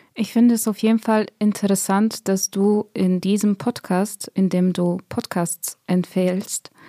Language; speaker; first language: German; non-native, fluent; Bulgarian